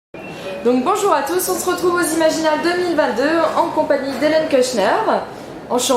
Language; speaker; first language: French; native; French